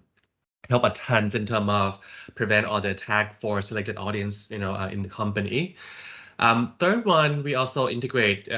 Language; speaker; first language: English; non-native, fluent; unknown